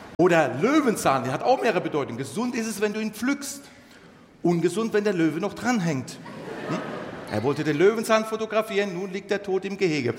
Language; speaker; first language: German; early bilingual, other home language; Turkish